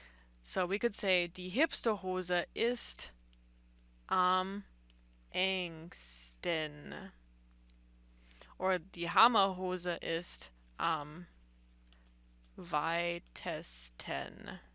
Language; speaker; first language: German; non-native, fluent; English